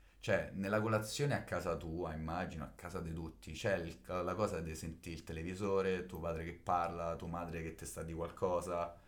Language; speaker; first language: Italian; native; Italian